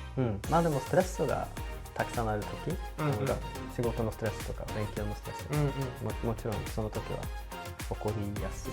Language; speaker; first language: Japanese; non-native, fluent; Swedish